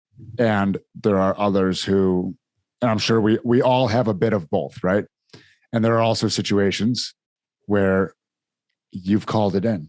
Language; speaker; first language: English; native; English